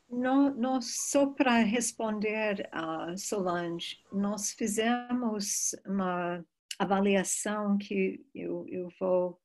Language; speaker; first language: Portuguese; non-native, fluent; English